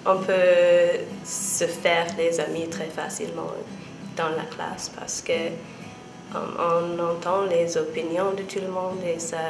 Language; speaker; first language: French; non-native, fluent; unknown